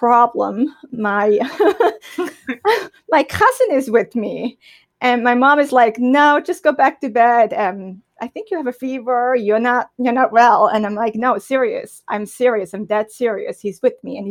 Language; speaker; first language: English; non-native, fluent; German